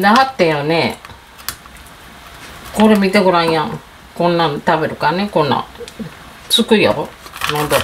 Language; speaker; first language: Japanese; native; Japanese